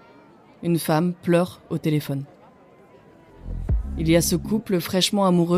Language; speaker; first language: French; native; French